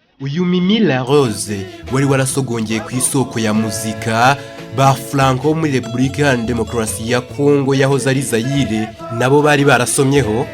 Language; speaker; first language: Kinyarwanda; native; Kinyarwanda